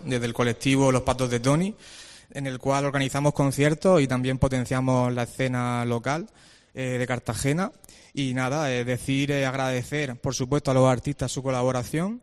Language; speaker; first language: Spanish; native; Spanish